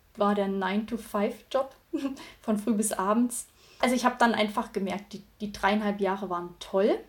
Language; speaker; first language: German; native; German